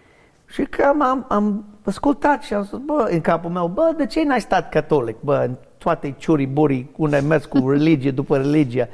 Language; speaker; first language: Romanian; early bilingual, heritage; English